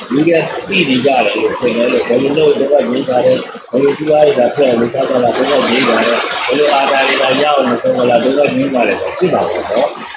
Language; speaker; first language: Burmese; native; Burmese